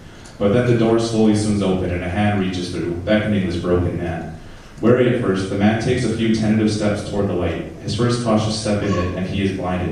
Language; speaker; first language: English; native; English